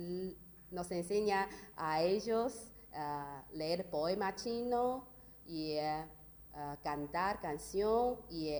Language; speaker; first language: Spanish; non-native, learner; Chinese